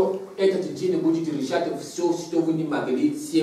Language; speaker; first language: Russian; non-native, learner; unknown